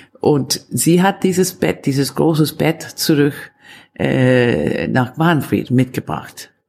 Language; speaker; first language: German; non-native, fluent; Italian